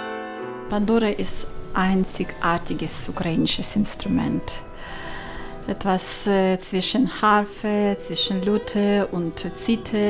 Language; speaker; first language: German; non-native, learner; Ukrainian